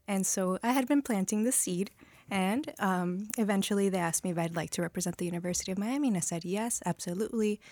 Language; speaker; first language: English; early bilingual, other home language; Spanish